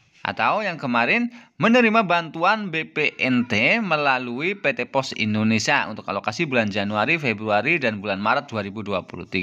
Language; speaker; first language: Indonesian; native; Indonesian